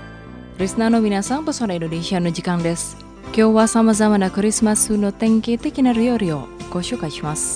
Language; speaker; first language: Japanese; non-native, fluent; Indonesian